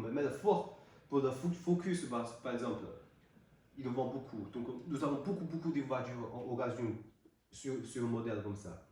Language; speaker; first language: French; non-native, learner; Chinese